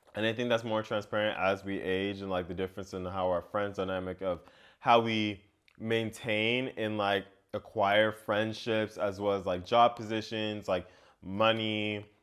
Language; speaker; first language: English; native; English